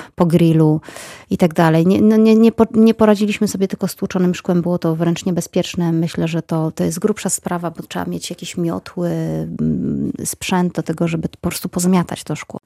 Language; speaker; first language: Polish; native; Polish